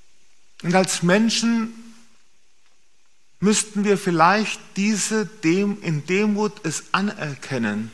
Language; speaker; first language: German; native; German